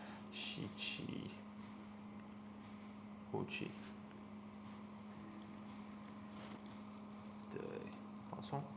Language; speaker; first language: Chinese; non-native, learner; English